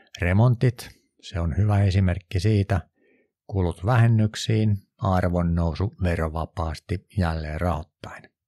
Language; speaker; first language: Finnish; native; Finnish